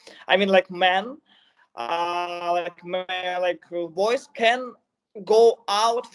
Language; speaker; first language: English; non-native, learner; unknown